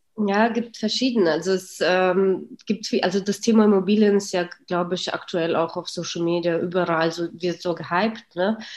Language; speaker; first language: German; early bilingual, other home language; Russian